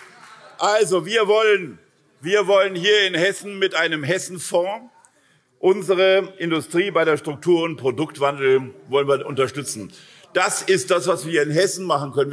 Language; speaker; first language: German; native; German